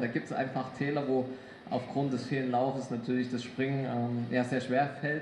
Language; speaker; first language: German; native; German